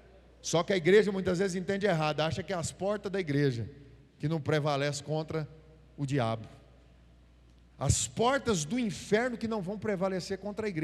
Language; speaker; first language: Portuguese; native; Portuguese